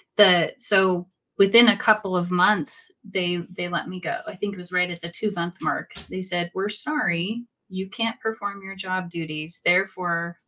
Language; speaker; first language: English; native; English